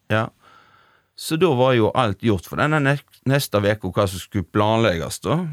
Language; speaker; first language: Norwegian; native; Norwegian